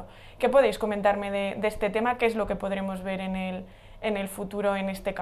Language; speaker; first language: Spanish; native; Spanish